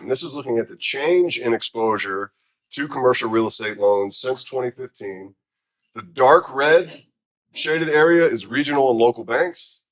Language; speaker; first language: English; native; English